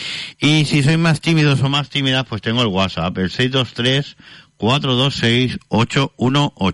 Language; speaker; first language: Spanish; native; Spanish